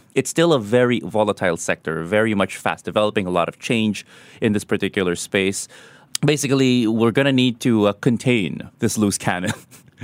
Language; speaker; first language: English; non-native, local second language; Filipino